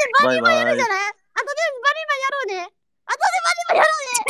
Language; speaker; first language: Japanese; non-native, learner; Indonesian